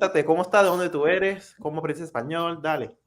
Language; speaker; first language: Spanish; non-native, fluent; English